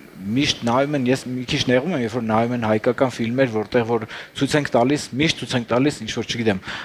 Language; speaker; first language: Armenian; native; Armenian